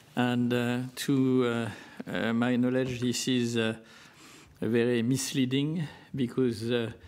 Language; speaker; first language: English; non-native, fluent; French